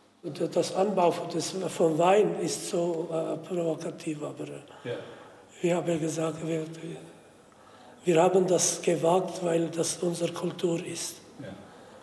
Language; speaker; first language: German; non-native, fluent; Aramaic